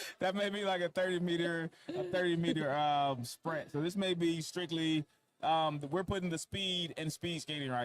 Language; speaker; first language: English; native; English